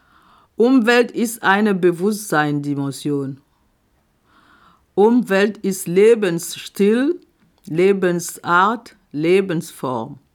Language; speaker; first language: German; non-native, fluent; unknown